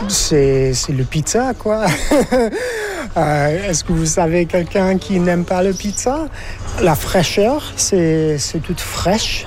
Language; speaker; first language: French; non-native, fluent; English